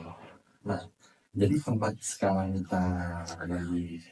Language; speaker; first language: Indonesian; native; Indonesian